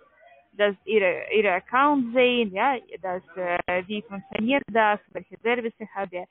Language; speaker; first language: German; non-native, learner; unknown